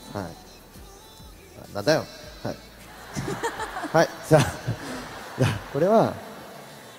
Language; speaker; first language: Japanese; non-native, fluent; Korean